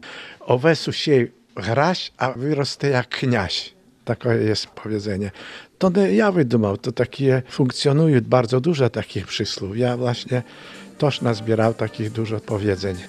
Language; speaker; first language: Polish; non-native, local second language; Ukrainian